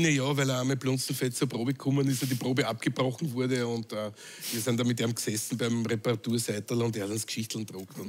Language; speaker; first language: German; native; German